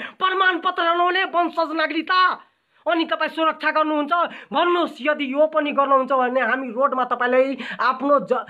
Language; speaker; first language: Nepali; non-native, local second language; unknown